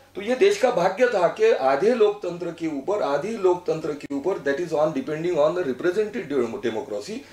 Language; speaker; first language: Hindi; non-native, local second language; Marathi